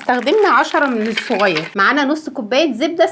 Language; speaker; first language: Arabic; native; Arabic